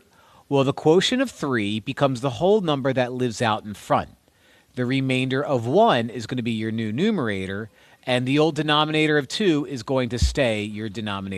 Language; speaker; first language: English; native; English